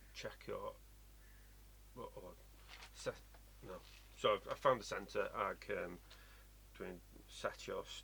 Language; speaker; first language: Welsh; non-native, learner; English